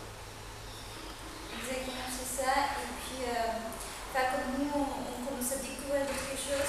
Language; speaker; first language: French; non-native, fluent; Spanish